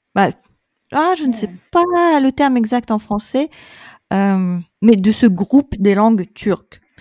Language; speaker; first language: French; non-native, fluent; Russian